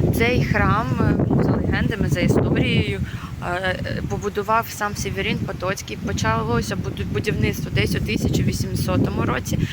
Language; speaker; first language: Ukrainian; non-native, local second language; Russian